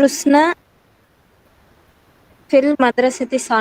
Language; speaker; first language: Arabic; non-native, learner; Tamil